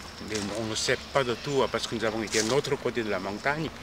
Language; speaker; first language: French; non-native, fluent; Korean